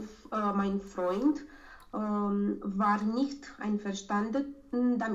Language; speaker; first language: German; non-native, learner; Romanian